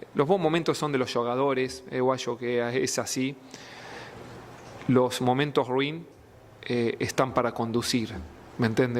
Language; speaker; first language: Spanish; non-native, fluent; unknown